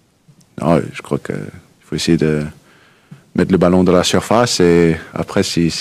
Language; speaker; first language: French; non-native, fluent; Danish